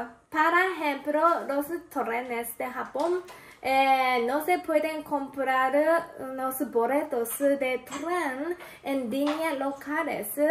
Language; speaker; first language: Spanish; non-native, learner; Japanese